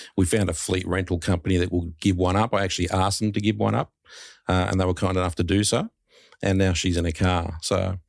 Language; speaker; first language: English; native; English